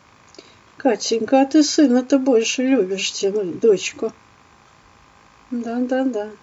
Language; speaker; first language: Russian; native; Russian